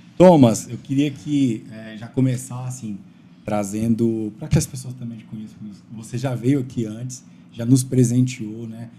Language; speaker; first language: Portuguese; native; Portuguese